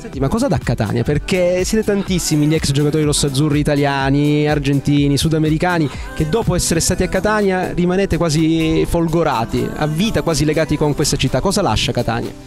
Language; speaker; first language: Italian; native; Italian